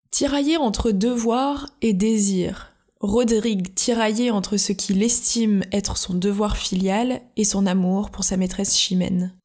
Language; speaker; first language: French; native; French